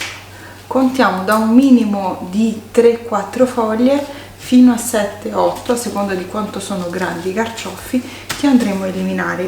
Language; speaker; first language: Italian; native; Italian